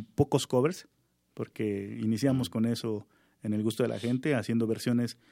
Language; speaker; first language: Spanish; non-native, local second language; Zapotec